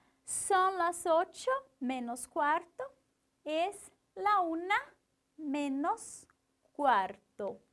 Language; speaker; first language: Spanish; non-native, fluent; Portuguese